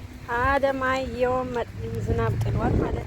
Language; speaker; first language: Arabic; non-native, learner; Amharic